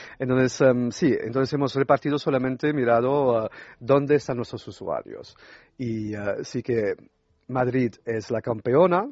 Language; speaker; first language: Spanish; non-native, fluent; French